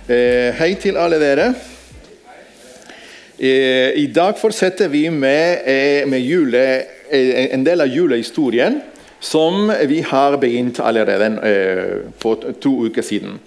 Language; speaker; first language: Norwegian; non-native, fluent; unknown